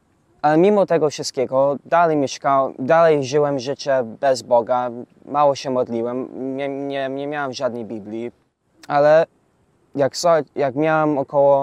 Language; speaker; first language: Polish; early bilingual, heritage; English